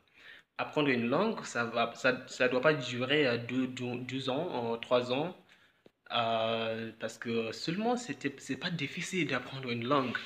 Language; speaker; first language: French; non-native, fluent; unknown